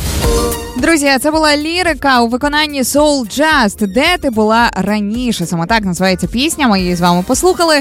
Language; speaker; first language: Ukrainian; native; Ukrainian